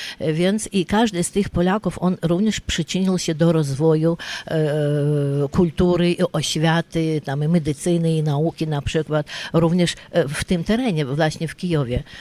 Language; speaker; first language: Polish; early bilingual, heritage; Polish